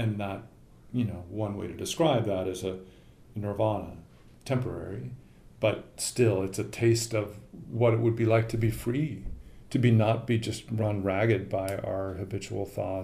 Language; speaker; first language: English; native; English